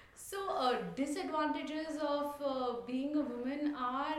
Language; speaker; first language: English; non-native, local second language; Tulu